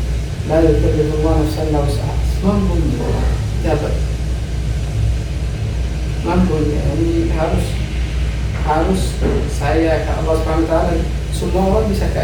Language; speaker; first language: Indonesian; non-native, learner; Arabic